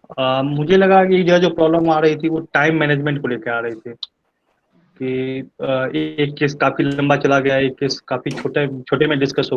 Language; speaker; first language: Hindi; native; Hindi